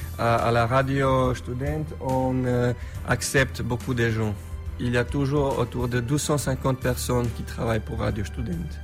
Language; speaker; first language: French; non-native, fluent; Slovenian